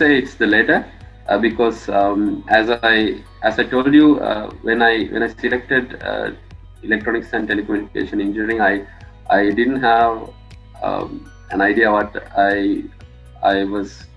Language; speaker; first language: English; non-native, local second language; Sinhala